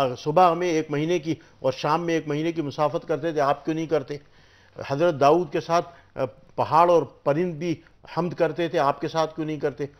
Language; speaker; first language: Urdu; native; Urdu